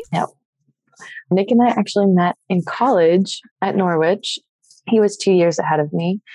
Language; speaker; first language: English; native; English